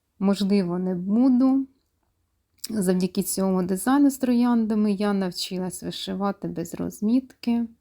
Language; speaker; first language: Ukrainian; non-native, local second language; Russian